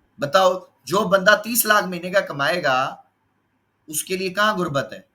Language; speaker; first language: Urdu; non-native, local second language; Punjabi